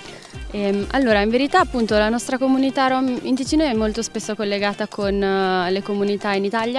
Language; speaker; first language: Italian; native; Italian